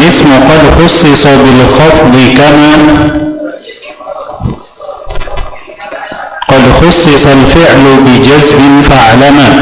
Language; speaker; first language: Arabic; non-native, fluent; Indonesian